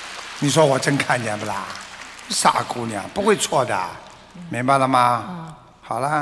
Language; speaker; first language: Chinese; non-native, local second language; Wu Chinese